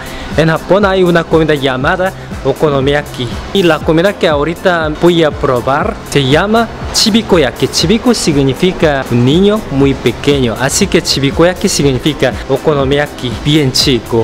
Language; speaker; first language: Spanish; non-native, fluent; Korean